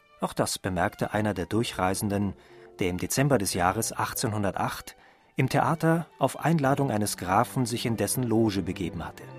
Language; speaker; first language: German; native; German